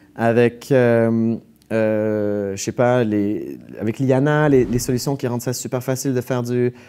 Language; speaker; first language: French; native; French